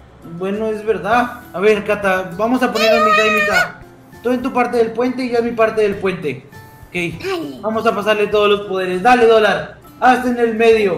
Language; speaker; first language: Spanish; native; Spanish